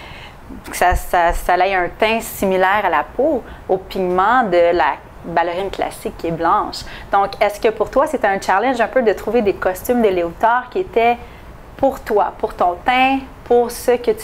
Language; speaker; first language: French; native; French